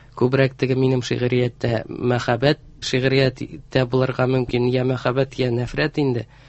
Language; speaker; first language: Tatar; native; Tatar